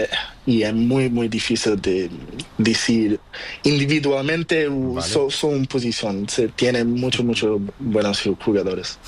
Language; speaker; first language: Spanish; non-native, learner; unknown